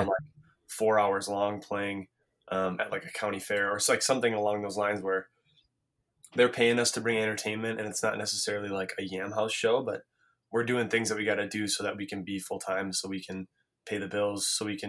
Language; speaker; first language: English; native; English